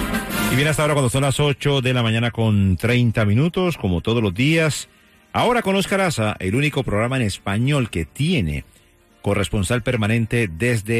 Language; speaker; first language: Spanish; native; Spanish